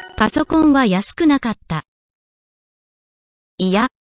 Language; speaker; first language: Japanese; non-native, learner; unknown